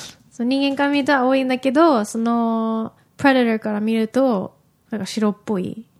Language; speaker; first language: Japanese; native; Japanese